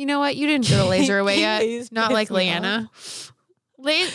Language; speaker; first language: English; native; English